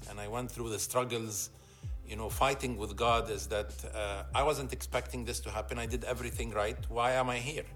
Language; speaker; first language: English; non-native, fluent; Arabic